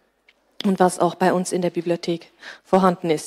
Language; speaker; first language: German; native; German